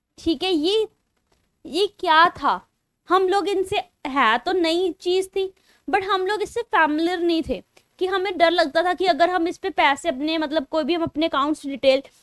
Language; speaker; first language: Hindi; non-native, local second language; Punjabi